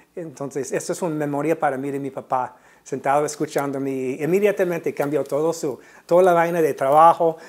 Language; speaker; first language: Spanish; non-native, fluent; English